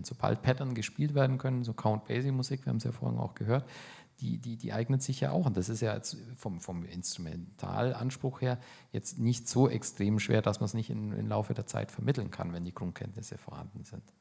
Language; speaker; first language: German; native; German